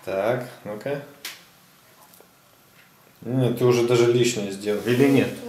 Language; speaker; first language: Russian; native; Russian